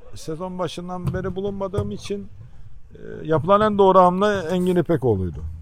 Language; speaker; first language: Turkish; early bilingual, heritage; Turkish